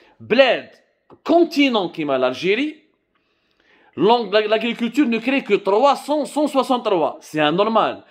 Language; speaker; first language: French; non-native, local second language; Arabic